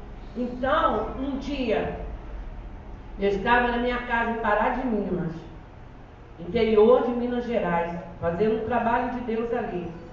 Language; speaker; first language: Portuguese; native; Portuguese